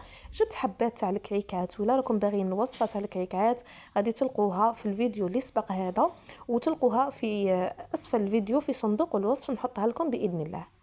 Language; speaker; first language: Arabic; native; Arabic